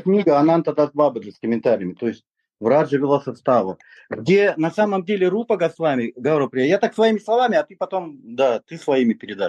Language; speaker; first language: Russian; native; Russian